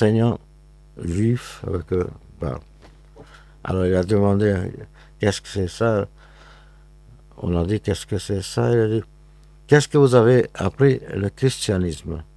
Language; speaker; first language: French; non-native, fluent; Hungarian